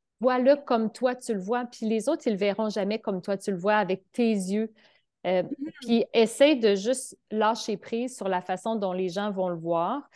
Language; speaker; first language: French; native; French